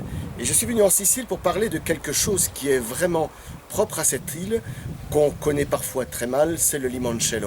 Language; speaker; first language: French; native; French